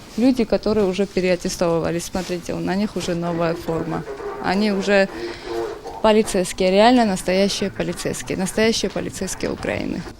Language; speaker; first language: Russian; non-native, fluent; Georgian